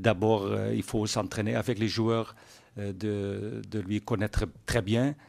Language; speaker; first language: French; non-native, learner; Dutch